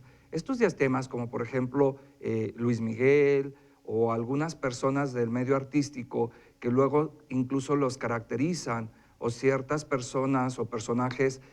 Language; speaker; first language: Spanish; native; Spanish